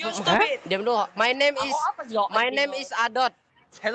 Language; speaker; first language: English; non-native, learner; Indonesian